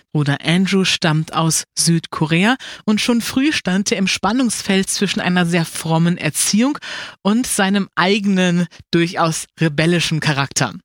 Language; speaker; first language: German; native; German